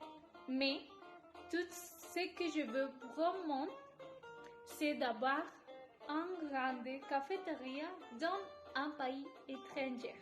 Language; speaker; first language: French; non-native, learner; Spanish